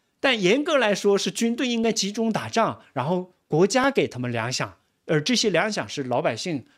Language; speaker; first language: Chinese; native; Chinese